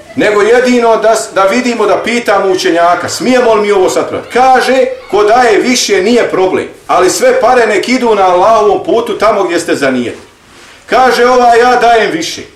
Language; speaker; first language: Bosnian; native; Bosnian